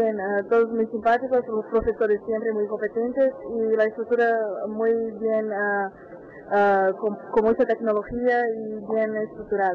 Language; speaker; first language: Spanish; non-native, learner; Portuguese